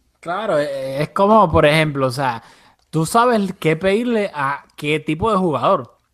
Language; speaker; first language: Spanish; early bilingual, heritage; Spanish